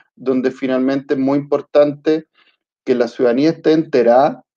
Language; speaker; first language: Spanish; early bilingual, other home language; Italian